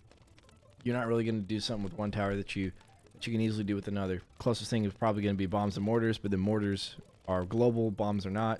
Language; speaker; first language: English; native; English